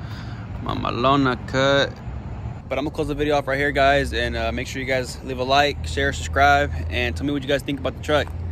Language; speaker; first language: English; native; English